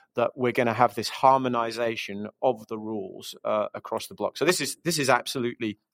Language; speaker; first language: English; native; English